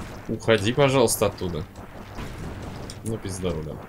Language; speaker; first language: Russian; native; Russian